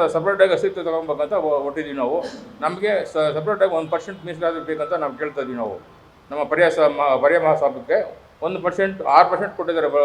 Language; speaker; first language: Kannada; non-native, local second language; Tamil